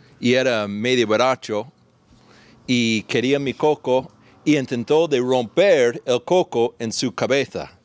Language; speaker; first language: Spanish; non-native, fluent; English